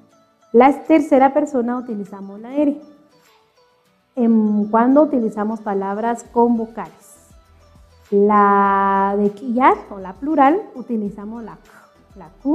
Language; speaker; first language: Spanish; non-native, local second language; Kʼicheʼ